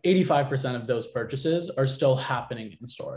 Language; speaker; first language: English; native; English